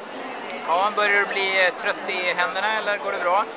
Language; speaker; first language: Swedish; native; Swedish